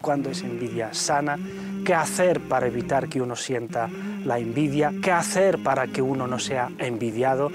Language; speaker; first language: Spanish; native; Spanish